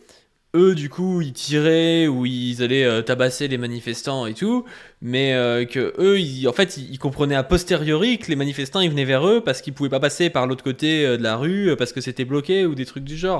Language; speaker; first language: French; native; French